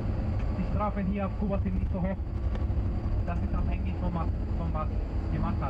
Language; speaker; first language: German; non-native, learner; Spanish